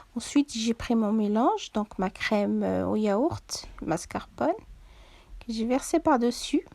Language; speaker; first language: French; non-native, local second language; Arabic